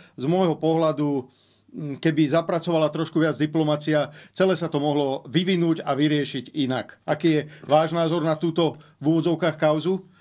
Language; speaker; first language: Slovak; native; Slovak